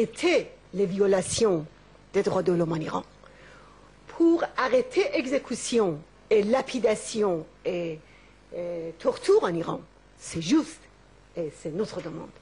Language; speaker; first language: French; non-native, learner; Persian